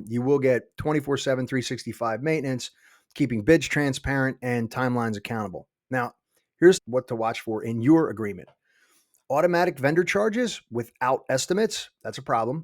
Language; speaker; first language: English; native; English